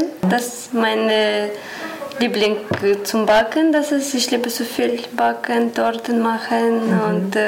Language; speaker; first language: German; non-native, learner; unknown